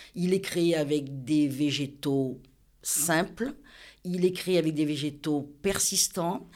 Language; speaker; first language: French; native; French